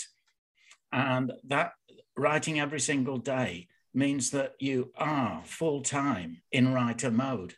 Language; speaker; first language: English; native; English